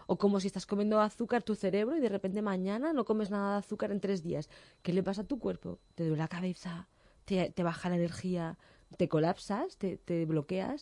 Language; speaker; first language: Spanish; native; Spanish